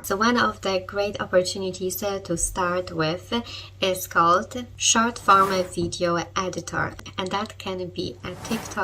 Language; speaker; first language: English; non-native, fluent; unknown